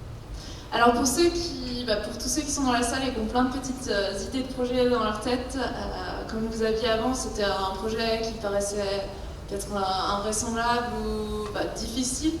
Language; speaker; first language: French; native; French